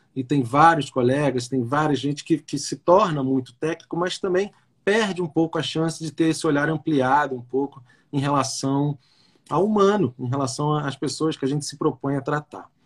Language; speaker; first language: Portuguese; native; Portuguese